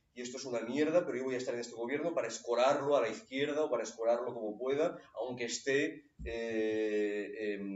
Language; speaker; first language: Spanish; non-native, local second language; Catalan